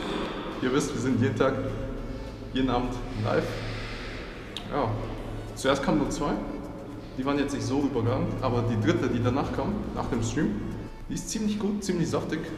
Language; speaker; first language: German; native; German